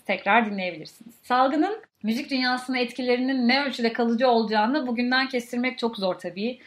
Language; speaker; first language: Turkish; native; Turkish